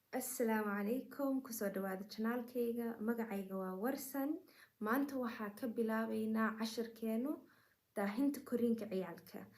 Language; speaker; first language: Somali; early bilingual, heritage; Somali